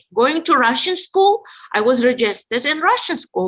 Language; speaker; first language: English; non-native, fluent; Uzbek